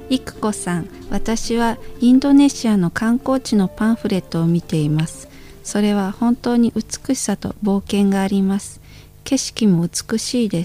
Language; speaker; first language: Japanese; non-native, fluent; Indonesian